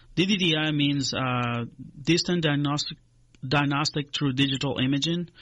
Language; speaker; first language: English; non-native, fluent; Spanish